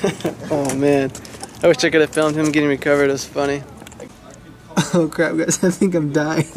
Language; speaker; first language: English; native; English